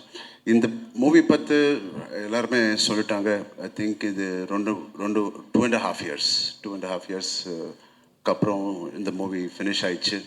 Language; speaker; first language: Tamil; non-native, local second language; Telugu